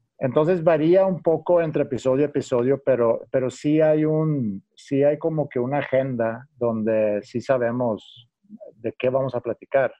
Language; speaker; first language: Spanish; non-native, fluent; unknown